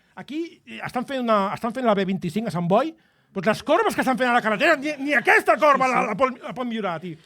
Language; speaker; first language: Catalan; native; Catalan